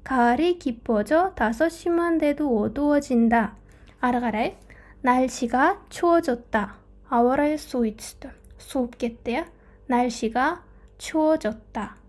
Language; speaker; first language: Korean; non-native, fluent; Kazakh